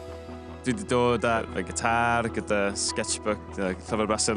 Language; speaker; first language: Welsh; non-native, fluent; English